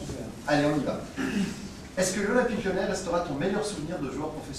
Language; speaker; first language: French; native; French